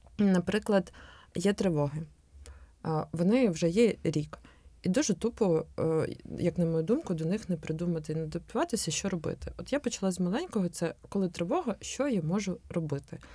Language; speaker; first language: Ukrainian; non-native, local second language; Russian